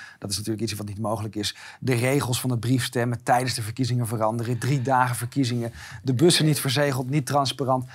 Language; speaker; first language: Dutch; native; Dutch